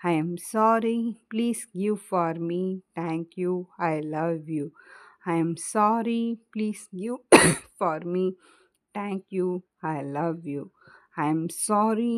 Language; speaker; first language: English; non-native, learner; Tamil